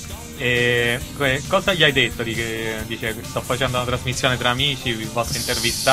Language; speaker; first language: Italian; native; Italian